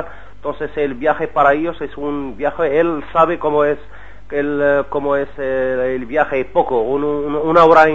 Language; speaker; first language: Spanish; non-native, learner; Arabic